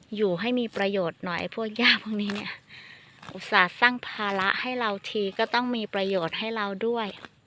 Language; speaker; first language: Thai; non-native, local second language; Hmong